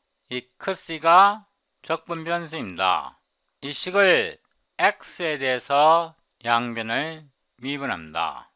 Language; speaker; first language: Korean; native; Korean